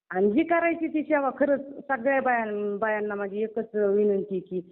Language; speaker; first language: Marathi; native; Marathi